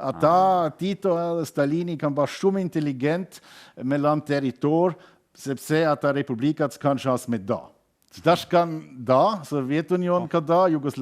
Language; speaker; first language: Albanian; non-native, learner; German